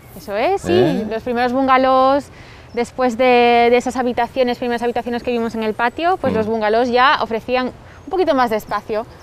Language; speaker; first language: Spanish; non-native, fluent; French